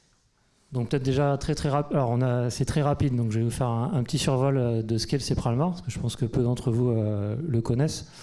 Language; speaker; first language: French; native; French